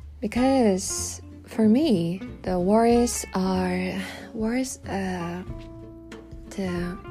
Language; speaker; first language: English; non-native, learner; Japanese